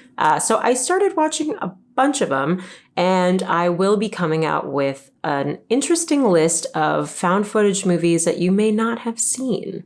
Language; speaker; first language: English; native; English